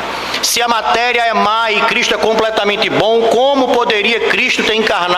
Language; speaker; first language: Portuguese; native; Portuguese